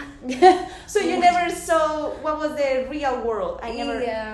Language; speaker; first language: English; non-native, fluent; Spanish